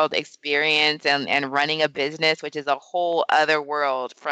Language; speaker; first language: English; native; English